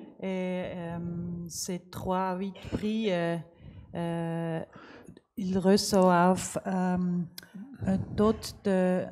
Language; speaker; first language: French; non-native, learner; German